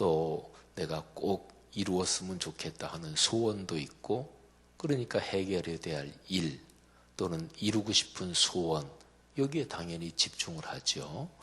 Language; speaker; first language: Korean; native; Korean